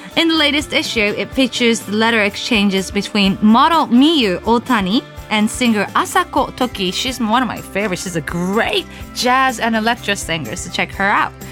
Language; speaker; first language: English; non-native, fluent; Japanese